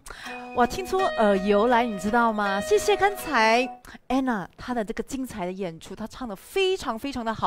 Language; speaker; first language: Chinese; native; Chinese